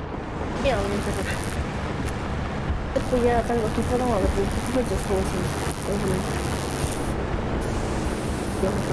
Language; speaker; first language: Russian; native; Russian